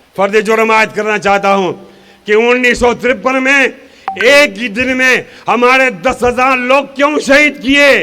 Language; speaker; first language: Urdu; non-native, local second language; Pashto